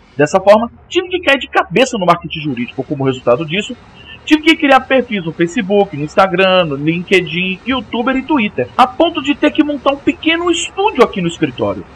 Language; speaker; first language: Portuguese; native; Portuguese